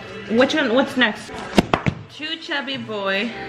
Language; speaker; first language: English; early bilingual, other home language; Spanish